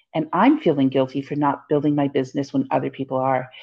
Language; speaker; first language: English; native; English